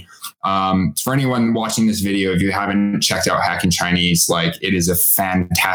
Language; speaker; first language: English; native; English